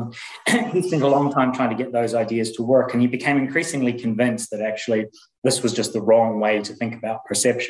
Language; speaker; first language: English; native; English